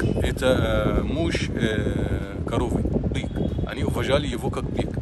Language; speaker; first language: Russian; non-native, local second language; Arabic